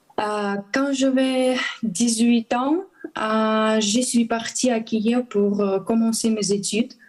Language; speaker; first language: French; non-native, learner; Ukrainian